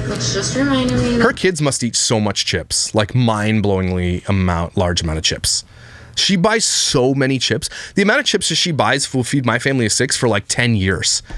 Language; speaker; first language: English; native; English